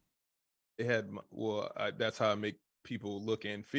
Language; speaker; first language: English; native; English